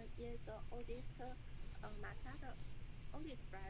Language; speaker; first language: English; non-native, learner; Chinese